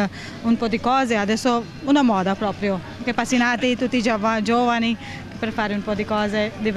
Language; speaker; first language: Italian; non-native, learner; Hindi